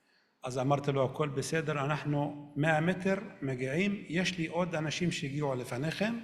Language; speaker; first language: Hebrew; non-native, local second language; Arabic